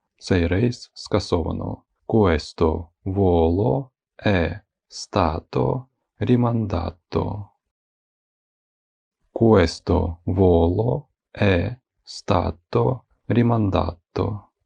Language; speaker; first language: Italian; non-native, fluent; Ukrainian